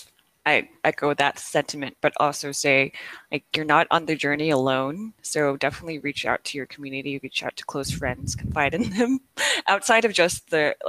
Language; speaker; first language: English; early bilingual, other home language; Korean